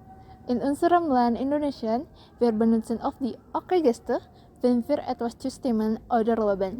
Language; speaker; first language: German; non-native, learner; Indonesian